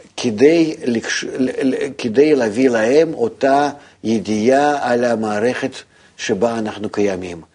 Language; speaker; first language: Hebrew; non-native, fluent; Russian